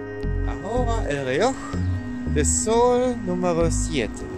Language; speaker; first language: Spanish; non-native, learner; German